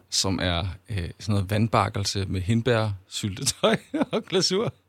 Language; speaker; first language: Danish; native; Danish